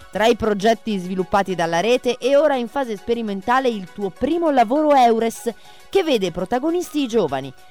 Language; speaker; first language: Italian; native; Italian